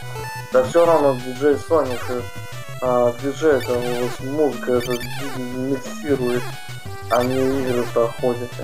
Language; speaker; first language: Russian; native; Russian